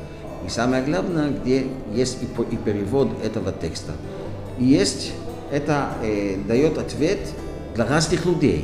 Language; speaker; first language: Russian; non-native, fluent; Hebrew